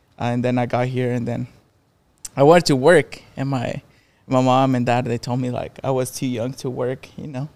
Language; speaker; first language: English; non-native, fluent; Spanish